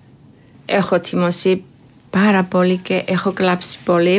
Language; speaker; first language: Greek; non-native, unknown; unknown